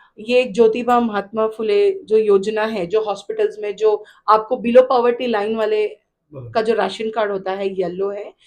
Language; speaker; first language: Hindi; non-native, local second language; Gujarati